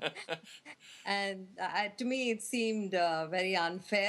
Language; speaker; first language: English; non-native, local second language; Tamil